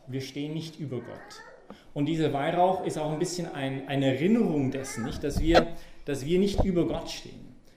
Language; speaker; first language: German; non-native, fluent; English